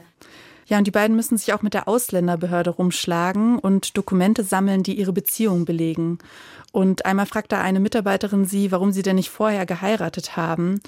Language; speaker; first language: German; native; German